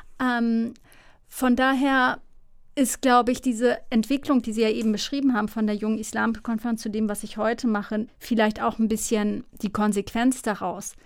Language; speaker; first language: German; early bilingual, other home language; Turkish